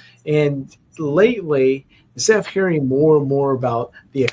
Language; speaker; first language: English; native; English